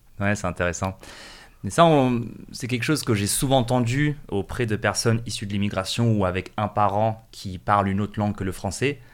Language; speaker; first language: French; native; French